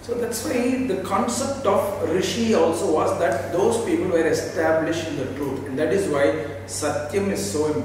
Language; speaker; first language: English; non-native, local second language; Tamil